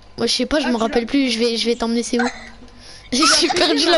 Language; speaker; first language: French; native; French